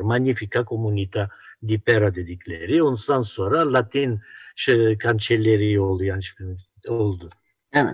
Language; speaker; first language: Turkish; non-native, local second language; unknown